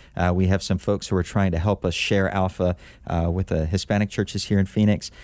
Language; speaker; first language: English; native; English